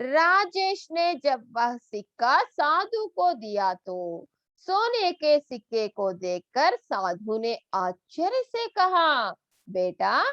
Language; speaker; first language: Hindi; non-native, local second language; Telugu